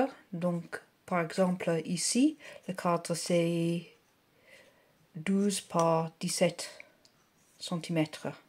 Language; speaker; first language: French; non-native, learner; English